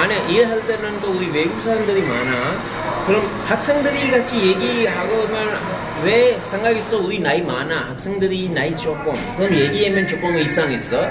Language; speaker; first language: Korean; non-native, learner; Urdu